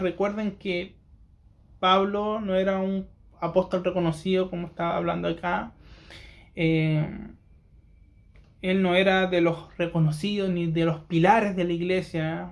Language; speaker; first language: Spanish; native; Spanish